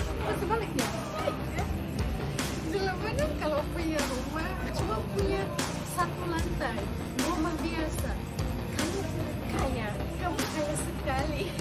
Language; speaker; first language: Indonesian; non-native, fluent; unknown